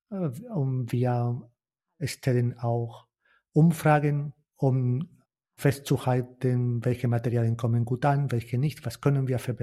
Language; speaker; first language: German; non-native, fluent; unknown